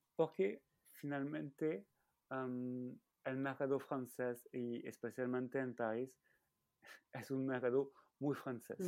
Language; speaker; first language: Spanish; non-native, fluent; French